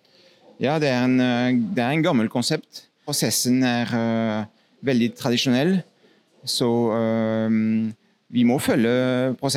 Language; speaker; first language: Norwegian; non-native, fluent; French